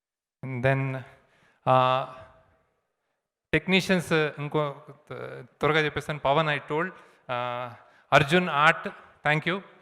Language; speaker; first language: Telugu; native; Telugu